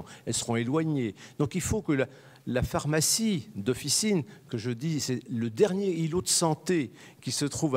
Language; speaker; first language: French; native; French